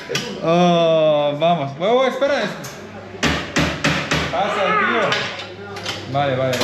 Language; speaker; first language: Spanish; non-native, learner; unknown